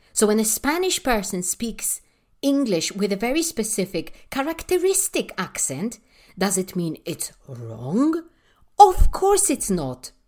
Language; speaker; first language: English; non-native, fluent; Polish